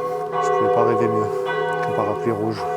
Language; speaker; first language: French; native; French